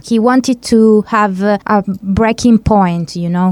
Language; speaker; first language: English; non-native, fluent; Italian